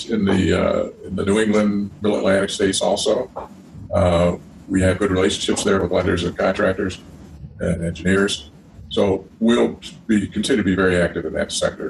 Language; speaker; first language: English; native; English